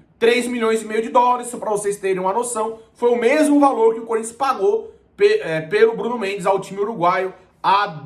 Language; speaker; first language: Portuguese; native; Portuguese